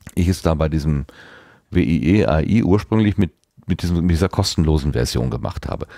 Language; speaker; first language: German; native; German